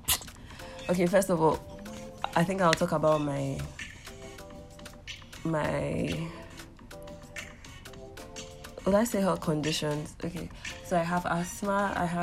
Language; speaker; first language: English; non-native, local second language; Yoruba